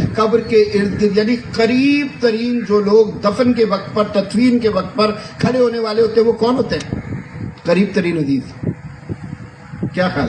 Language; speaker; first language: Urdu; non-native, local second language; Punjabi